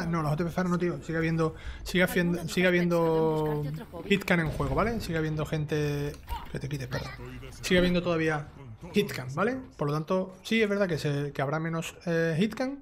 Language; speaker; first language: Spanish; native; Spanish